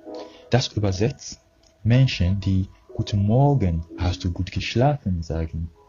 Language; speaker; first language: German; non-native, fluent; Yoruba